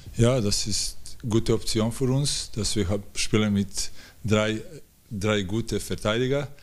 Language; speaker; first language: German; non-native, learner; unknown